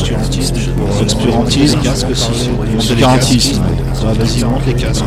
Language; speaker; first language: French; native; French